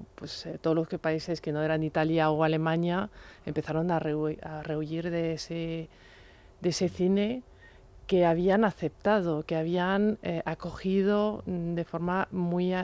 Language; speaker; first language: Spanish; non-native, fluent; French